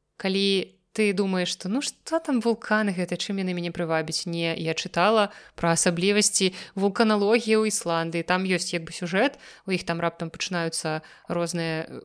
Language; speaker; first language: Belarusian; non-native, local second language; Russian